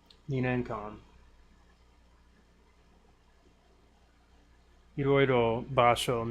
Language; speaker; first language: Japanese; non-native, learner; English